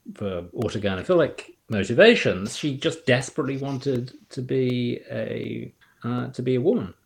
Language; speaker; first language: English; native; English